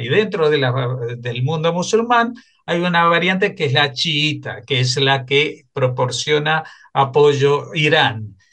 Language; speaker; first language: Spanish; native; Spanish